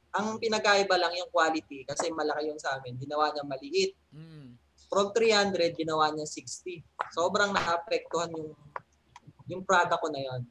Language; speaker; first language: Filipino; native; Filipino